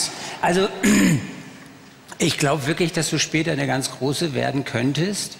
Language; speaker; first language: German; native; German